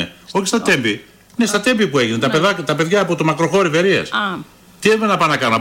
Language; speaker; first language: Greek; native; Greek